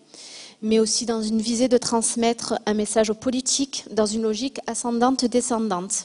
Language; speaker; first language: French; native; French